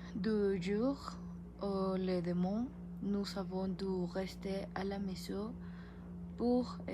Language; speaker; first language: French; non-native, learner; Spanish